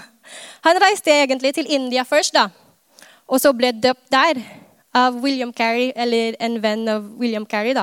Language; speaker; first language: Norwegian; non-native, fluent; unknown